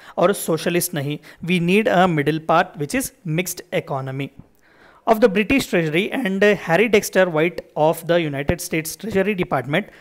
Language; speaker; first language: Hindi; non-native, local second language; Telugu